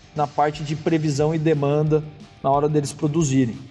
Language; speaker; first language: Portuguese; native; Portuguese